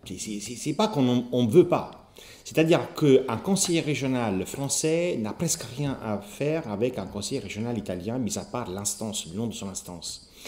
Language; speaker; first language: French; non-native, fluent; Italian